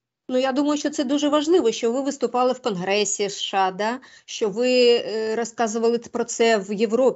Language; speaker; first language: Ukrainian; native; Ukrainian